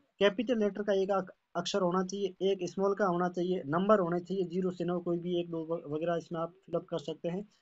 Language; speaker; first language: Hindi; native; Hindi